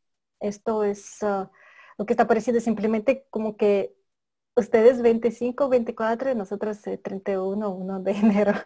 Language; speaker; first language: Spanish; non-native, fluent; Russian